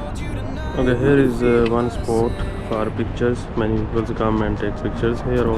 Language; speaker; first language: English; non-native, learner; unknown